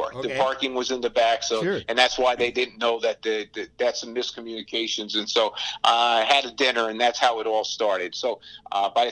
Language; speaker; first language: English; native; English